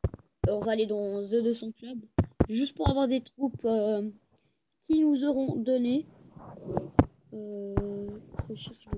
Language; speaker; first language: French; native; French